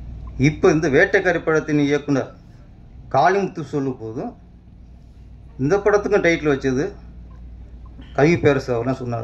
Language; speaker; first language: Tamil; native; Tamil